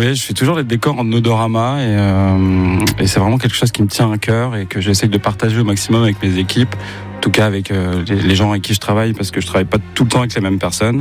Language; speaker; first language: French; native; French